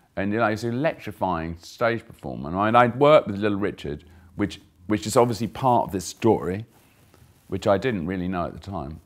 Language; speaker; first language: English; native; English